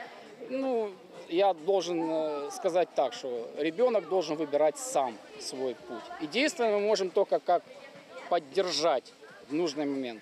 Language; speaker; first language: Russian; native; Russian